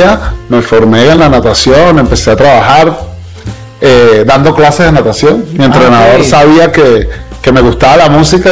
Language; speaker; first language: Spanish; native; Spanish